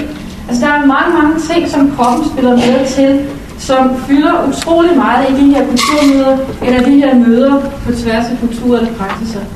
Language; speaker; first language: Danish; native; Danish